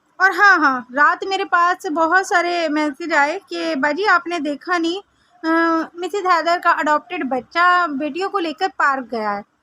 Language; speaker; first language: Hindi; native; Hindi